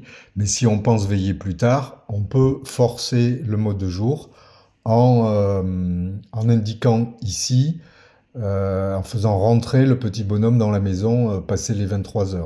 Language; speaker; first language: French; native; French